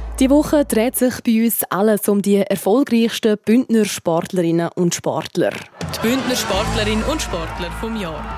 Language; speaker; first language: German; native; German